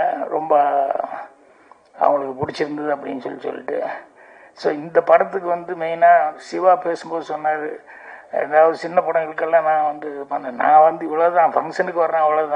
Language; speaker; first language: Tamil; native; Tamil